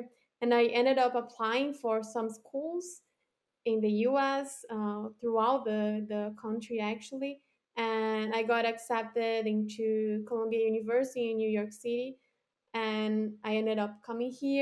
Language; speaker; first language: English; non-native, fluent; Portuguese